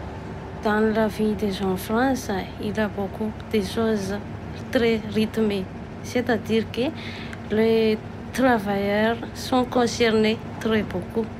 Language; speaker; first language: French; non-native, local second language; Malagasy